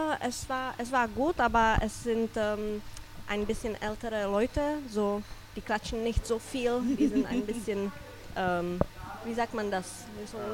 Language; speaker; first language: German; non-native, learner; Czech